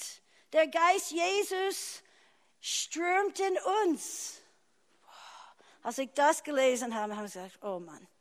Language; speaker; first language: German; non-native, fluent; English